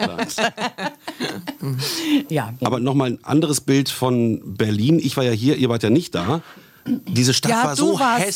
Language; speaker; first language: German; native; German